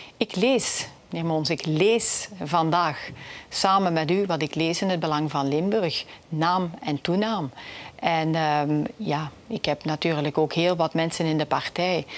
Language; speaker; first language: Dutch; native; Dutch